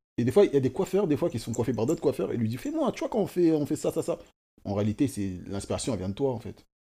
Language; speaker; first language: French; early bilingual, other home language; Kongo